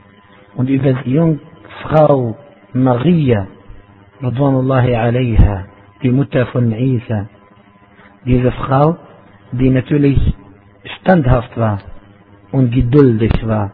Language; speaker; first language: German; non-native, fluent; Arabic